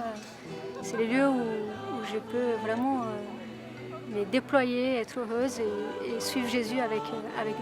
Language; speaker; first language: French; non-native, fluent; Portuguese